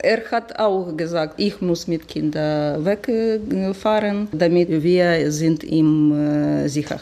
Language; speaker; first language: German; non-native, learner; Ukrainian